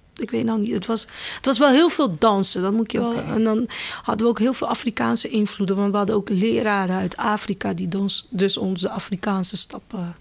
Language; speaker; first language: Dutch; early bilingual, other home language; Kabuverdianu